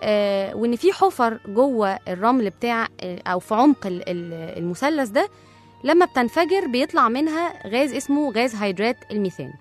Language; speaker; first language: Arabic; native; Arabic